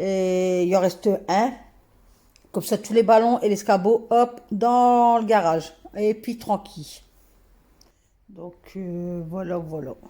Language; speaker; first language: French; native; French